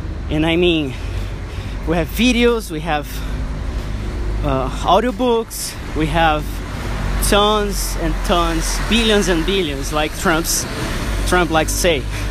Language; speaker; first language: English; non-native, fluent; Portuguese